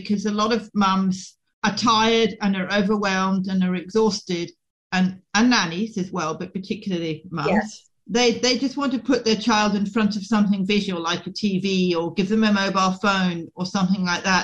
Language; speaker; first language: English; native; English